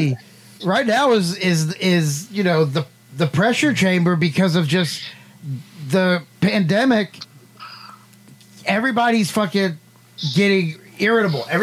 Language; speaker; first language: English; native; English